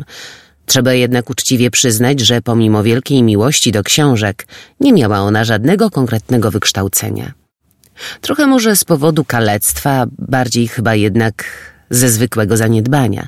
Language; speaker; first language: Polish; native; Polish